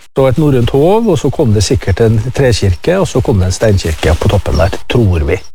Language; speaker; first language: Norwegian; native; Norwegian